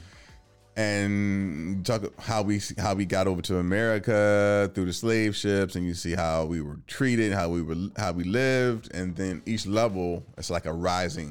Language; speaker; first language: English; native; English